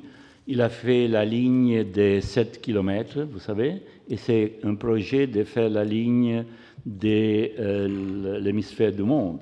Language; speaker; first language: French; non-native, fluent; Italian